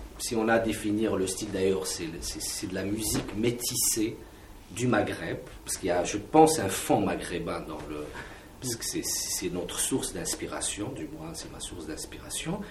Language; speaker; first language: French; non-native, local second language; Kabyle